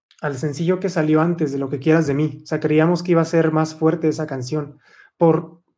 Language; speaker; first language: Spanish; native; Spanish